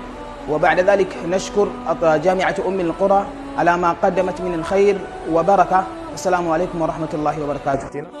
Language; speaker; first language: Arabic; non-native, fluent; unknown